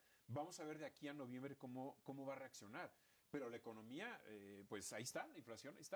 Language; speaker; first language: Spanish; native; Spanish